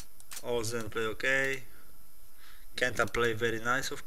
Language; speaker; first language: English; non-native, learner; Polish